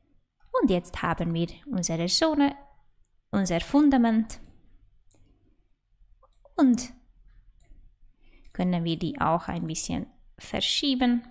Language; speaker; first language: German; non-native, fluent; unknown